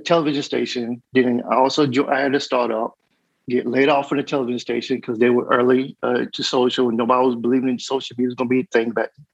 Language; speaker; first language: English; native; English